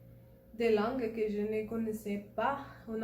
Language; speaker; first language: French; non-native, learner; Spanish